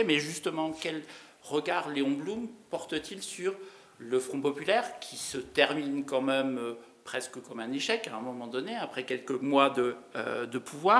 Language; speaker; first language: French; native; French